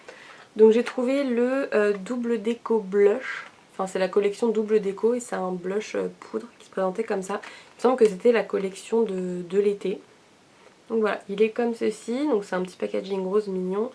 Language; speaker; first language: French; native; French